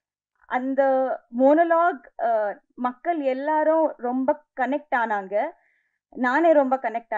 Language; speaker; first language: Tamil; non-native, learner; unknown